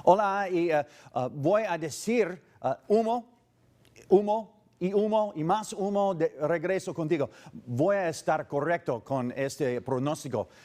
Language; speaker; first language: Spanish; non-native, learner; English